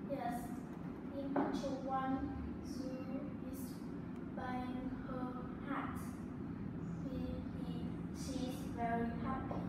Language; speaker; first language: English; non-native, learner; Vietnamese